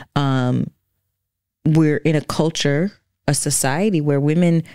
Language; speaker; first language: English; native; English